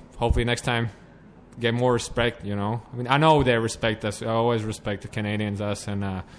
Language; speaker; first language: English; non-native, fluent; Latvian